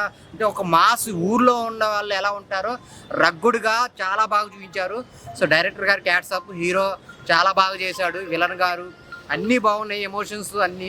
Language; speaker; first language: Telugu; native; Telugu